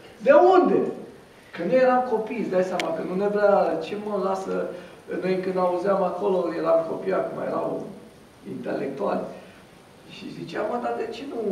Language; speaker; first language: Romanian; non-native, local second language; Romany